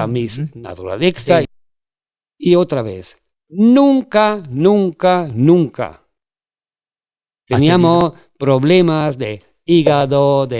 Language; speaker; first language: Spanish; non-native, fluent; German